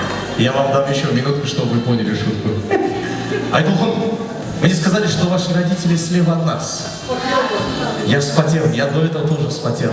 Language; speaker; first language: Russian; non-native, local second language; Kazakh